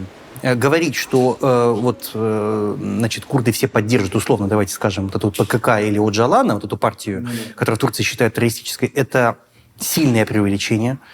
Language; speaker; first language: Russian; native; Russian